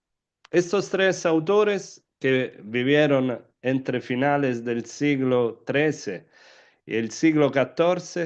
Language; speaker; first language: Spanish; non-native, fluent; Italian